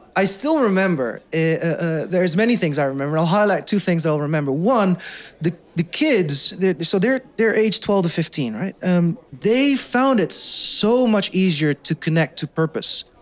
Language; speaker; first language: English; non-native, fluent; Dutch